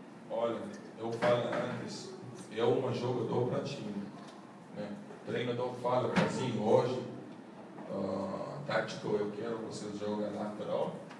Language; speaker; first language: Portuguese; non-native, learner; English